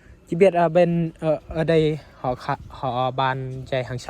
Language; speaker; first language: Vietnamese; non-native, learner; Thai